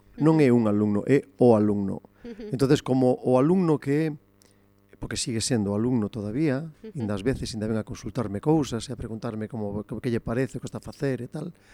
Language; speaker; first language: Galician; non-native, local second language; Spanish